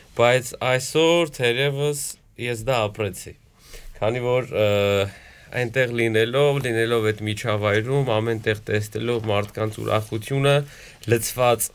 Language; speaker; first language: Armenian; native; Armenian